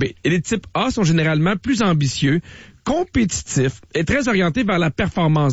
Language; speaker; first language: French; native; French